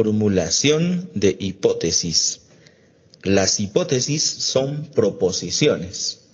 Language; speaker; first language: Spanish; native; Spanish